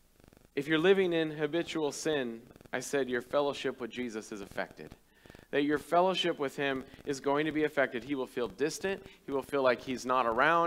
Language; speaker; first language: English; native; English